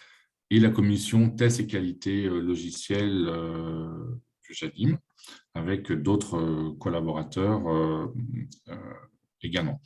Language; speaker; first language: French; native; French